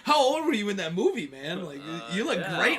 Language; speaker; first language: English; native; English